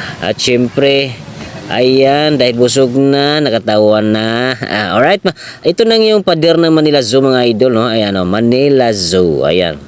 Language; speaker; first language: Filipino; non-native, local second language; Cebuano